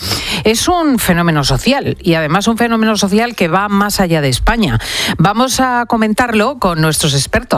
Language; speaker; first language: Spanish; native; Spanish